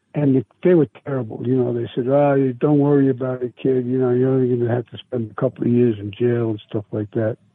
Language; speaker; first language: English; early bilingual, other home language; Italian